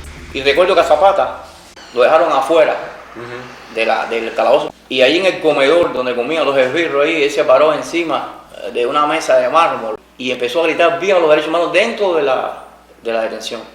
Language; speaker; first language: Spanish; native; Spanish